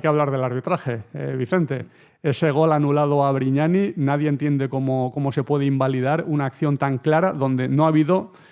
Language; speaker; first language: Spanish; native; Spanish